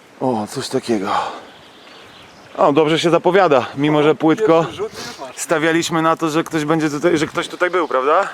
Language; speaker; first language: Polish; native; Polish